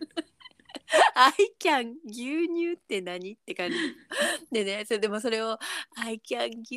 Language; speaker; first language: Japanese; native; Japanese